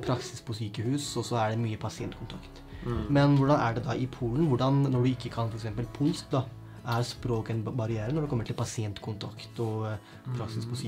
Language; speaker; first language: Norwegian; native; Norwegian